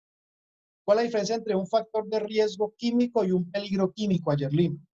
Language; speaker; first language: Spanish; native; Spanish